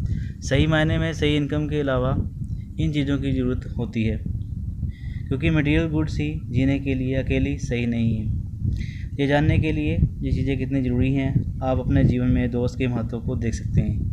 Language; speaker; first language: Hindi; native; Hindi